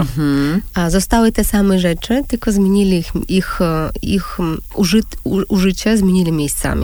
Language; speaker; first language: Polish; non-native, fluent; Russian